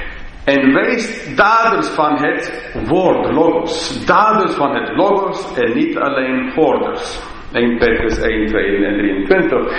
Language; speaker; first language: Dutch; non-native, fluent; English